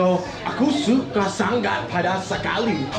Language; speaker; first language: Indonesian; non-native, learner; English